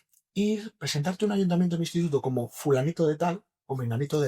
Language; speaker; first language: Spanish; native; Spanish